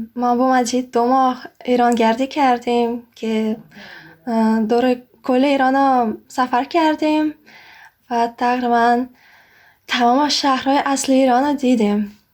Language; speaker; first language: Persian; non-native, fluent; Russian